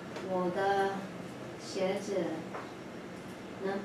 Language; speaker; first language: Chinese; non-native, fluent; English